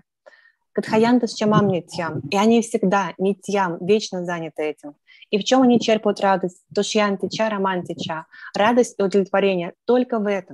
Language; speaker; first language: Russian; native; Russian